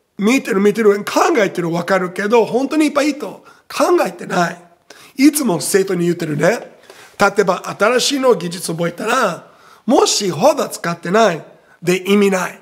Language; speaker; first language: Japanese; non-native, fluent; Portuguese